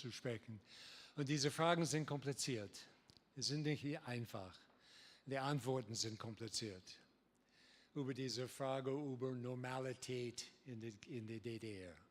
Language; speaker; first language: German; non-native, learner; English